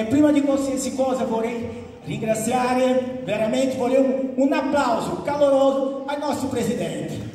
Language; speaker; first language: Italian; non-native, fluent; Portuguese